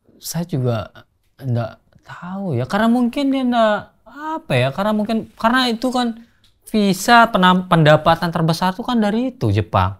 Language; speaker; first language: Indonesian; non-native, local second language; Sasak